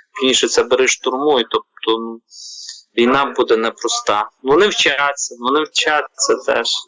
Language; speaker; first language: Ukrainian; native; Ukrainian